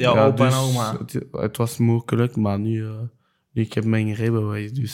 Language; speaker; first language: Dutch; non-native, local second language; French